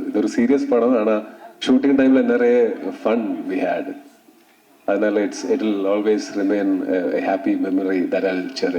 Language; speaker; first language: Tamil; non-native, learner; Malayalam